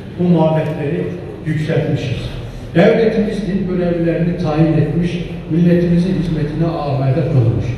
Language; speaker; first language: Turkish; native; Turkish